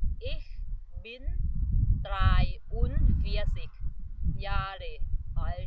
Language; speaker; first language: German; non-native, fluent; Thai